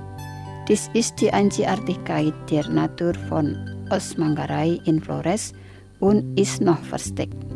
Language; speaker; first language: German; non-native, fluent; Indonesian